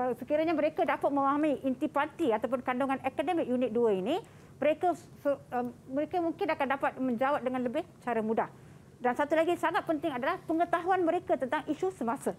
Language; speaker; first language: Malay; non-native, local second language; Tamil